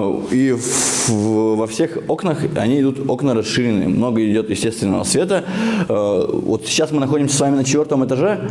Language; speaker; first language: Russian; native; Russian